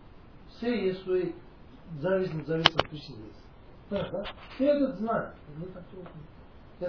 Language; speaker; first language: Russian; non-native, learner; Tibetan